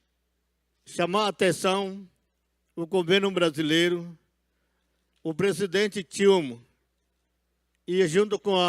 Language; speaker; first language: Portuguese; non-native, local second language; Yanomámi